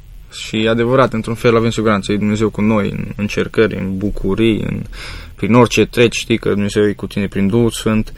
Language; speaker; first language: Romanian; native; Romanian